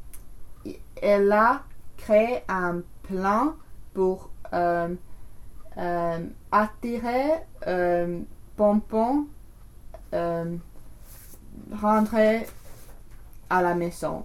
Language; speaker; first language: French; non-native, learner; English